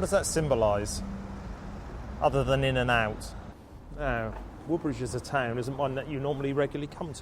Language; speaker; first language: English; native; English